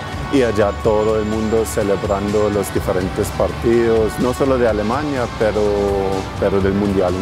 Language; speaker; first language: Spanish; non-native, fluent; German